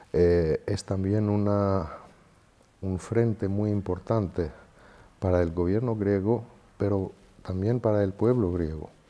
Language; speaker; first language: Spanish; non-native, fluent; Greek